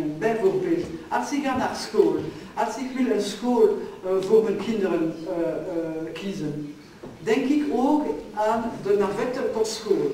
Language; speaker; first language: Dutch; non-native, local second language; French